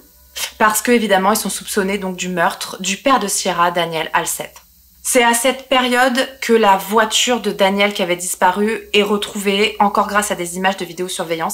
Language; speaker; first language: French; native; French